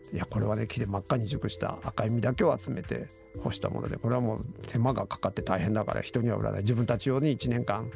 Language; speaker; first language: Japanese; native; Japanese